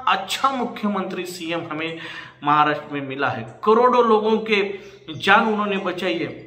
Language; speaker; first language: Hindi; non-native, local second language; Marathi